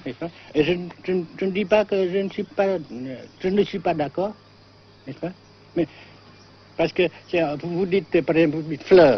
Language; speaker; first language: French; non-native, local second language; Vietnamese